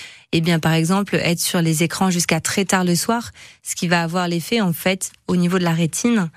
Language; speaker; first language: French; native; French